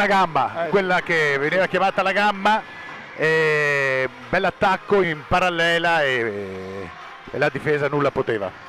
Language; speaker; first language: Italian; native; Italian